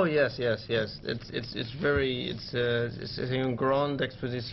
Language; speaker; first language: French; non-native, learner; English